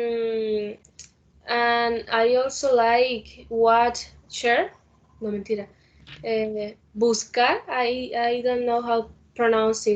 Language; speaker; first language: English; non-native, learner; Spanish